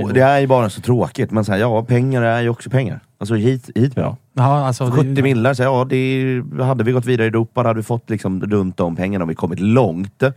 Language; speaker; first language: Swedish; native; Swedish